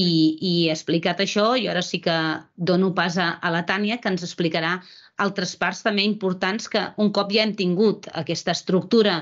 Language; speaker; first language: Catalan; native; Catalan